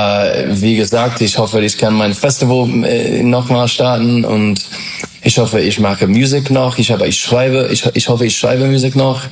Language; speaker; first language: German; non-native, learner; English